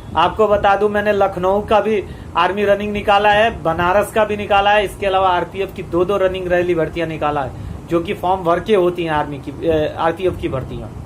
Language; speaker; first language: Hindi; native; Hindi